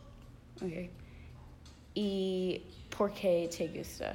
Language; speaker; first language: Spanish; non-native, learner; English